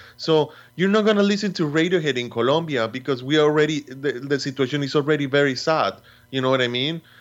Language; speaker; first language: English; non-native, fluent; Spanish